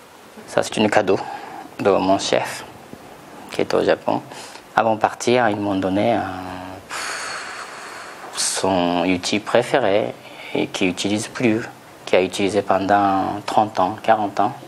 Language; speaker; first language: French; non-native, fluent; Japanese